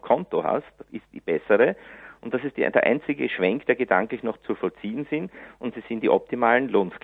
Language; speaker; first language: German; native; German